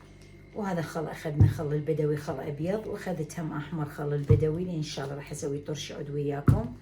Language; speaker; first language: Arabic; native; Arabic